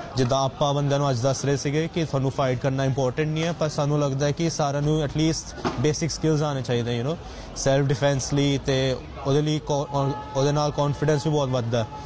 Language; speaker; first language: Punjabi; early bilingual, other home language; English